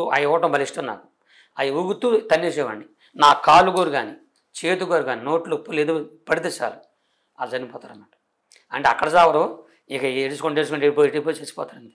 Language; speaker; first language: Telugu; non-native, local second language; Koya